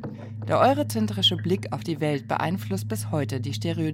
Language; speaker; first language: German; native; German